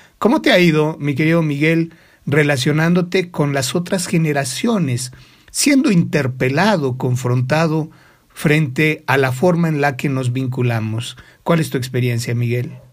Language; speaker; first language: Spanish; native; Spanish